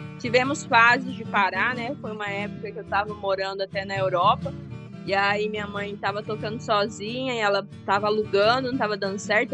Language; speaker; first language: Portuguese; native; Portuguese